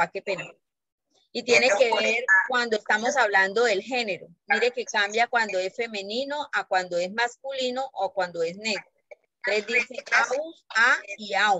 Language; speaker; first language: Spanish; native; Spanish